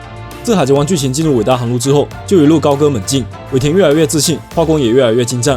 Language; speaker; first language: Chinese; native; Chinese